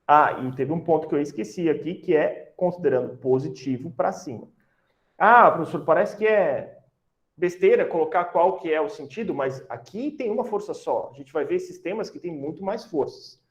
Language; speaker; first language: Portuguese; native; Portuguese